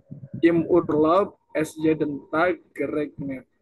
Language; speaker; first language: German; non-native, learner; Indonesian